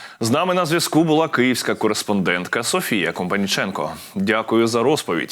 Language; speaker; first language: Ukrainian; native; Ukrainian